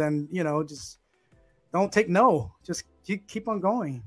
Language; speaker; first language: English; early bilingual, other home language; Khmer